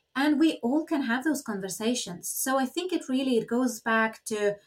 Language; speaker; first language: English; non-native, fluent; Lithuanian